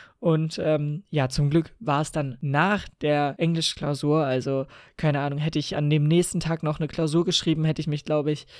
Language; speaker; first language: German; native; German